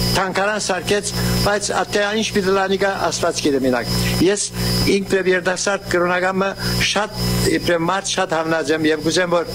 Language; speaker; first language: Armenian; early bilingual, heritage; Armenian